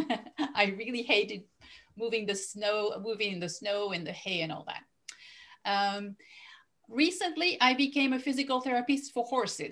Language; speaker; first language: English; non-native, fluent; French